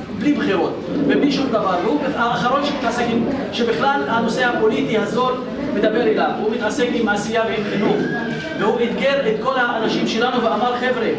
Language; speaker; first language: Hebrew; non-native, local second language; Arabic